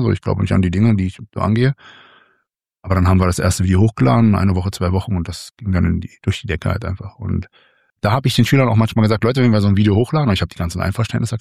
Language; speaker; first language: German; native; German